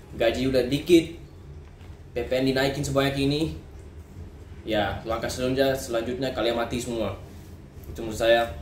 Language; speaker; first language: Indonesian; early bilingual, other home language; Dutch